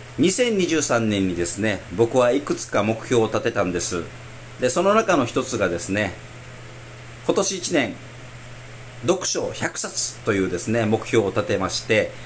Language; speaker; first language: Japanese; native; Japanese